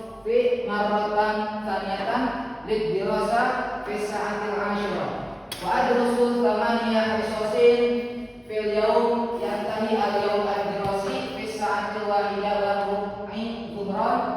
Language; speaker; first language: Arabic; non-native, fluent; Indonesian